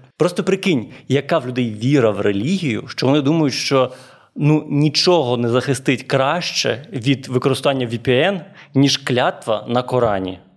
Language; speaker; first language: Ukrainian; native; Ukrainian